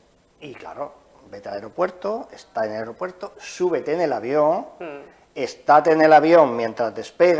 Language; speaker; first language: Spanish; native; Spanish